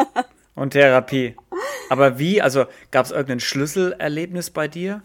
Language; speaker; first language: German; native; German